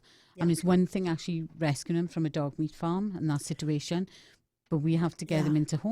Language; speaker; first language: English; native; English